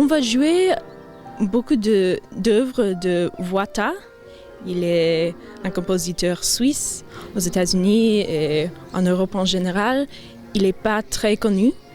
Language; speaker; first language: French; non-native, fluent; English